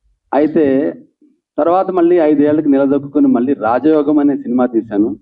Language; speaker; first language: Telugu; native; Telugu